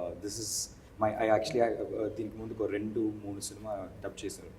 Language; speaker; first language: Telugu; non-native, learner; Tamil